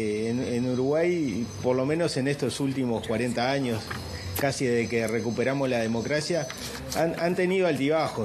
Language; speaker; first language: Spanish; native; Spanish